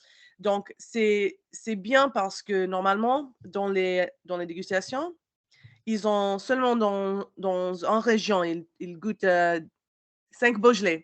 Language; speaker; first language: French; non-native, learner; English